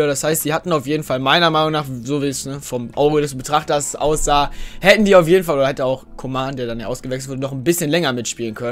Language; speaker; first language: German; native; German